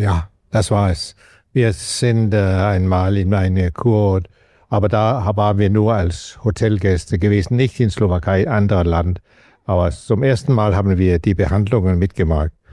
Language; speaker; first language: German; non-native, learner; Danish